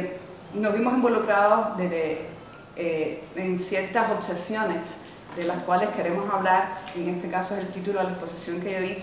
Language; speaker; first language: Spanish; native; Spanish